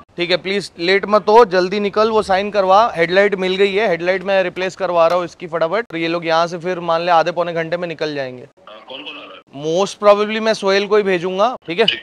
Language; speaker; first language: Hindi; native; Hindi